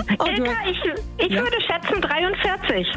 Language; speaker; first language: German; native; German